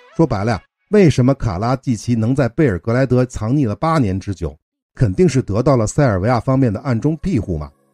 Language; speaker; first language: Chinese; native; Chinese